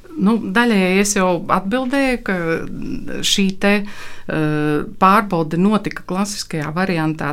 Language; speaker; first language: Latvian; native; Latvian